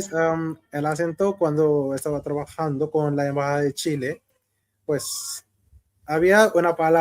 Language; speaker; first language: Spanish; non-native, fluent; Hindi